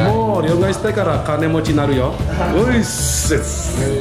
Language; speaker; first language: Japanese; non-native, fluent; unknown